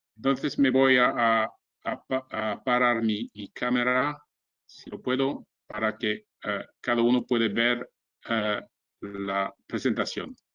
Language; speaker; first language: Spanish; non-native, fluent; French